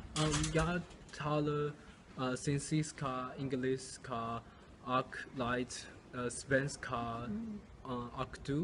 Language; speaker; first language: Swedish; non-native, learner; Chinese